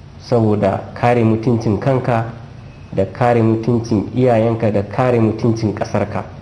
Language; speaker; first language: Hausa; non-native, local second language; Fula